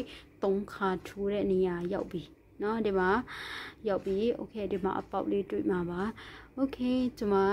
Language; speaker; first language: Burmese; non-native, local second language; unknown